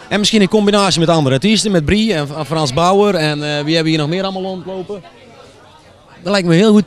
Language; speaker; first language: Dutch; native; Dutch